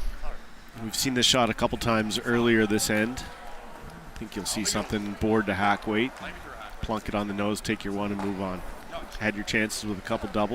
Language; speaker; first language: English; native; English